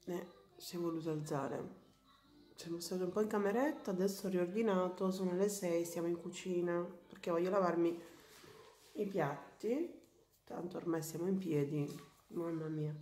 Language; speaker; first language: Italian; native; Italian